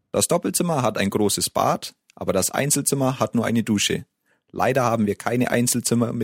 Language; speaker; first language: German; native; German